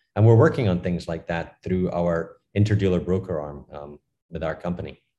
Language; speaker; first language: English; native; English